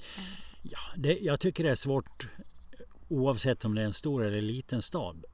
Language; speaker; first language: Swedish; native; Swedish